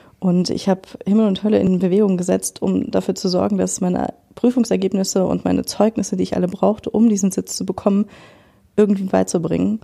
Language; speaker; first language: German; native; German